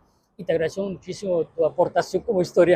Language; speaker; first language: Spanish; native; Spanish